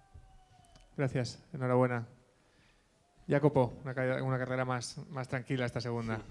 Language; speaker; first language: Spanish; native; Spanish